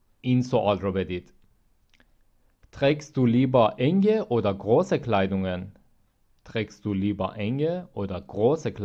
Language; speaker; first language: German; non-native, fluent; Persian